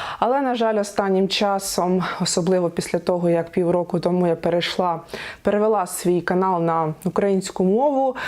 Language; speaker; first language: Ukrainian; non-native, local second language; Russian